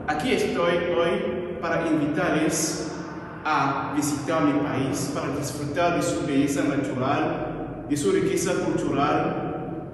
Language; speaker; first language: Spanish; non-native, fluent; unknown